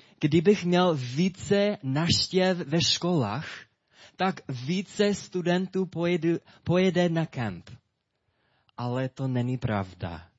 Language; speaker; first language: Czech; non-native, fluent; English